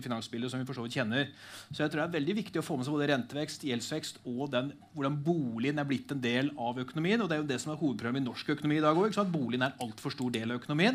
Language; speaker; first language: Norwegian; native; Norwegian